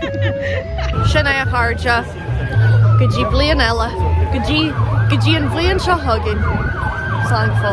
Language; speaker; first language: Irish; non-native, local second language; English